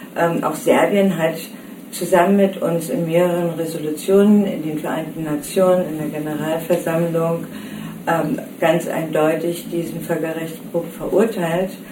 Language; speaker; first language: German; native; German